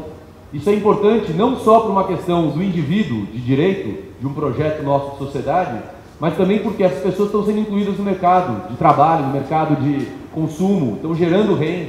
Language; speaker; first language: Portuguese; native; Portuguese